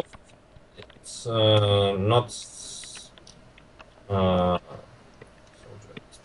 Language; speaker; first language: English; non-native, learner; Russian